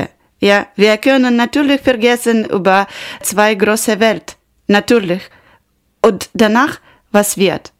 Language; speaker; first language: German; non-native, learner; Ukrainian